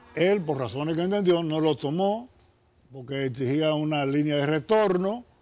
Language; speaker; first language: Spanish; native; Spanish